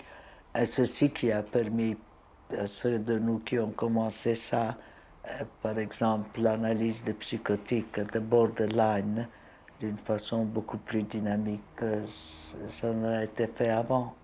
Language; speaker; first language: French; non-native, fluent; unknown